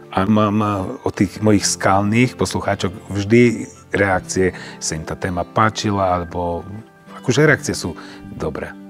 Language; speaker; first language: Slovak; non-native, local second language; Romany